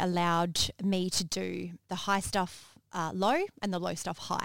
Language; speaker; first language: English; native; English